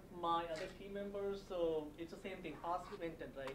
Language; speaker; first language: English; non-native, fluent; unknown